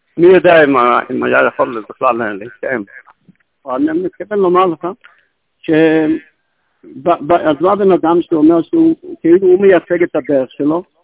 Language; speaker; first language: Hebrew; non-native, local second language; Yiddish